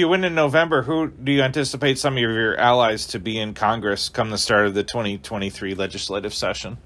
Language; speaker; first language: English; native; English